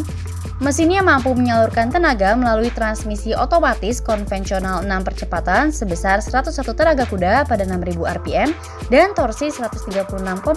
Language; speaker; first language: Indonesian; native; Indonesian